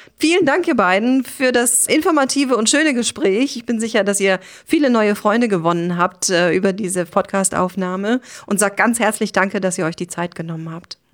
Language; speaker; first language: German; native; German